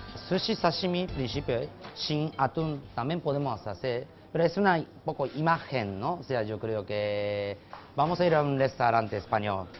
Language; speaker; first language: Spanish; non-native, learner; Japanese